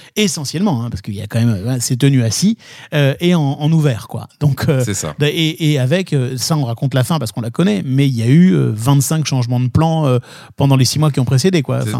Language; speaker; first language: French; native; French